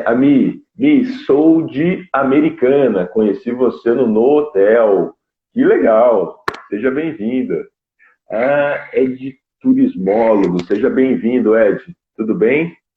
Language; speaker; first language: Portuguese; native; Portuguese